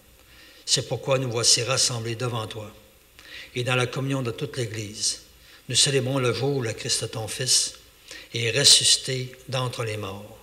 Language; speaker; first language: French; native; French